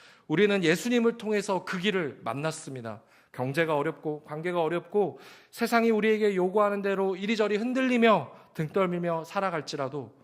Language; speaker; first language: Korean; native; Korean